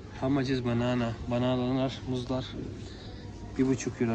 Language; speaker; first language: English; non-native, learner; Turkish